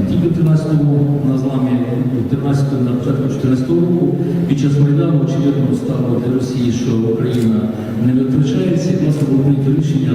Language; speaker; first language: Ukrainian; native; Ukrainian